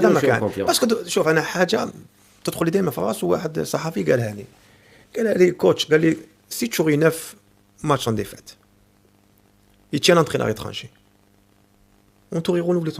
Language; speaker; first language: French; native; French